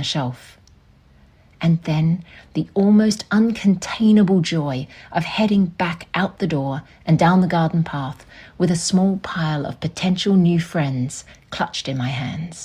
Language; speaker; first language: English; native; English